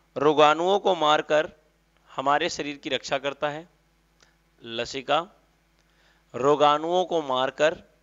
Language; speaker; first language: Hindi; native; Hindi